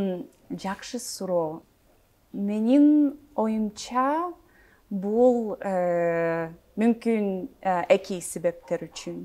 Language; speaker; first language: Kyrgyz; non-native, learner; English